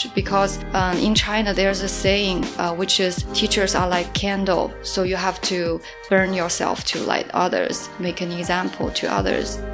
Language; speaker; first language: English; non-native, fluent; Chinese